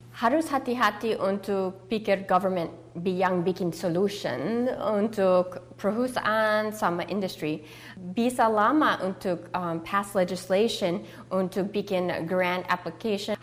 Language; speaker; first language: Indonesian; early bilingual, heritage; English